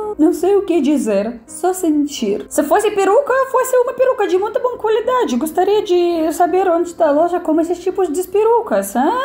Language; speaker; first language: Portuguese; non-native, fluent; Russian